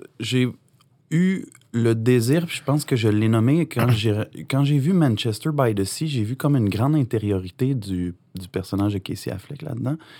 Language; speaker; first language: French; native; French